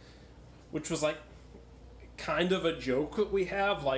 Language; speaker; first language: English; native; English